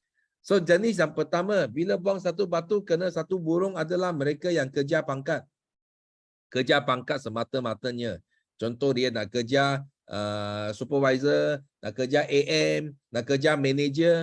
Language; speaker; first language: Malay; non-native, local second language; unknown